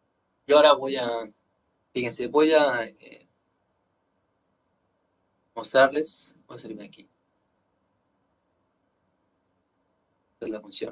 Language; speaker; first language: Spanish; native; Spanish